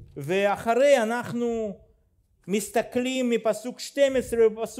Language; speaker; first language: Hebrew; non-native, fluent; Russian